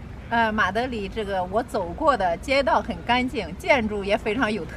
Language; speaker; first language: Chinese; native; Chinese